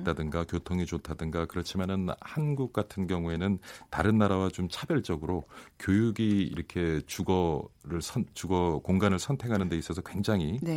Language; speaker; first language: Korean; native; Korean